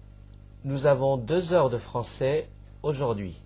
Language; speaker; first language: French; non-native, fluent; Chinese